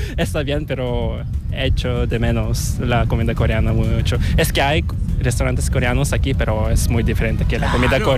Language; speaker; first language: Spanish; non-native, fluent; Korean